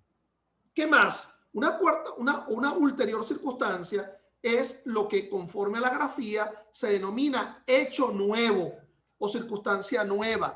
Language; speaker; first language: Spanish; native; Spanish